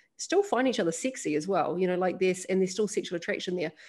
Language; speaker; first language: English; native; English